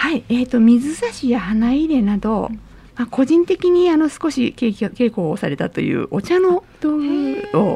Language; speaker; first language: Japanese; native; Japanese